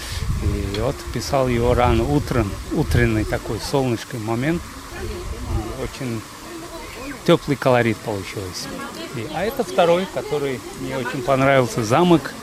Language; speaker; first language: Russian; non-native, fluent; Azerbaijani